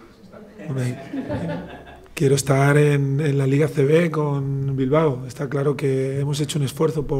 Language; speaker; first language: Spanish; native; Spanish